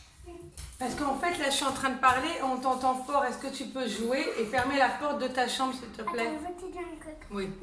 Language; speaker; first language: French; native; French